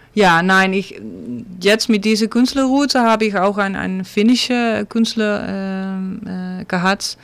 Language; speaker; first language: German; non-native, learner; Dutch